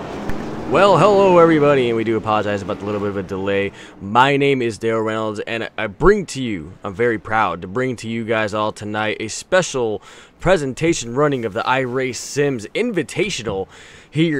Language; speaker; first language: English; native; English